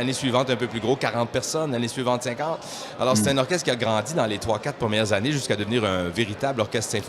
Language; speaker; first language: French; native; French